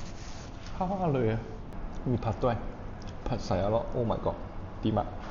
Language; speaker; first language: Thai; non-native, learner; Chinese